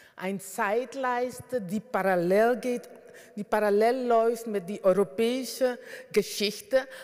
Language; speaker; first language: German; non-native, fluent; Dutch